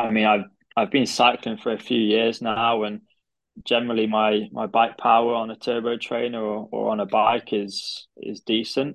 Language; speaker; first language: English; native; English